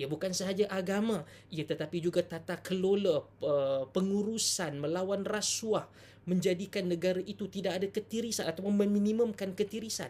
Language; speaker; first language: Malay; native; Malay